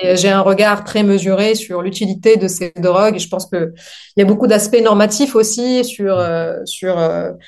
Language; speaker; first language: French; non-native, local second language; Arabic